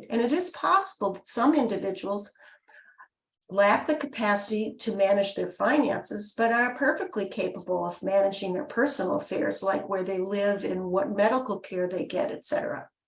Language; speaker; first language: English; native; English